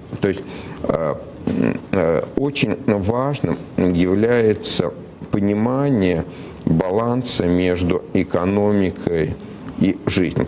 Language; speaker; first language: Russian; native; Russian